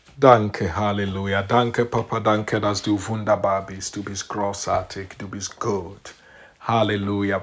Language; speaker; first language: German; non-native, learner; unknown